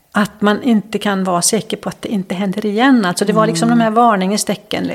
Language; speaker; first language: Swedish; non-native, local second language; Finnish